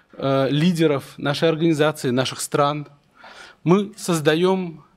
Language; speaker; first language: Russian; native; Russian